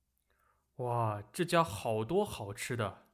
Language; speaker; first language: Chinese; non-native, learner; English